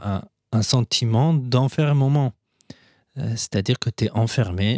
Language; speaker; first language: French; non-native, fluent; Persian